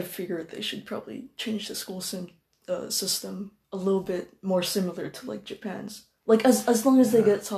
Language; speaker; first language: English; non-native, local second language; Filipino